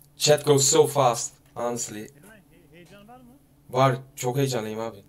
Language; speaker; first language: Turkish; early bilingual, heritage; Turkish